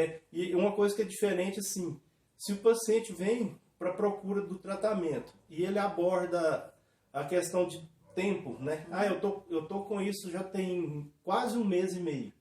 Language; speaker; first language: Portuguese; native; Portuguese